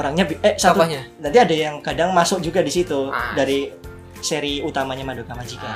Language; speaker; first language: Indonesian; native; Indonesian